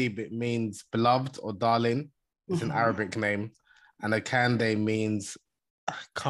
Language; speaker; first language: English; native; English